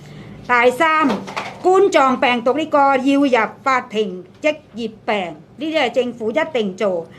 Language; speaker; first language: Cantonese; non-native, fluent; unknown